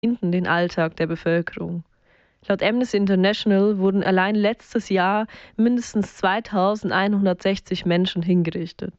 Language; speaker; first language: German; native; German